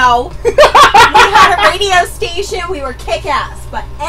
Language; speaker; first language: English; native; English